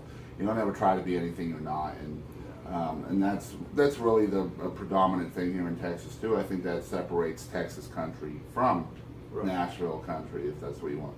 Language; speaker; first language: English; native; English